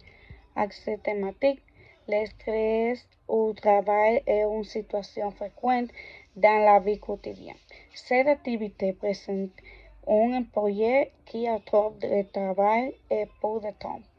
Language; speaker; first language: French; non-native, learner; Spanish